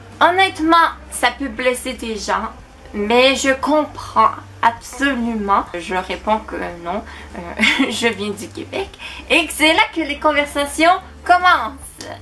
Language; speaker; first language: French; native; French